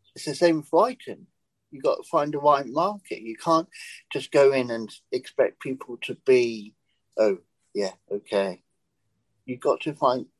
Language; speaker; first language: English; native; English